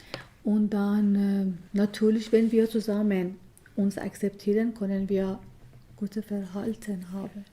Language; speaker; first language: German; non-native, learner; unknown